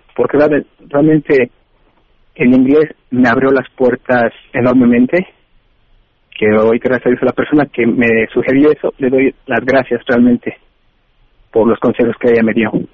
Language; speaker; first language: Spanish; native; Spanish